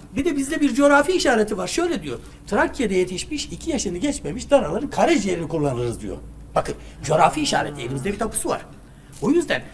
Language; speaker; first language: Turkish; native; Turkish